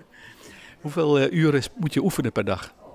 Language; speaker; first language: Dutch; native; Dutch